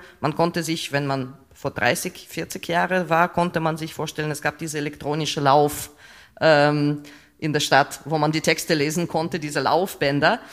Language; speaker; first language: German; non-native, fluent; Russian